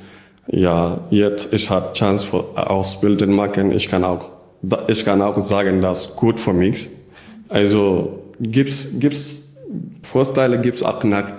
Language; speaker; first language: German; non-native, learner; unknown